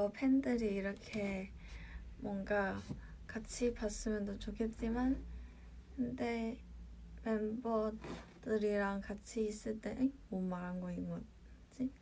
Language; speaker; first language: Korean; non-native, fluent; Cantonese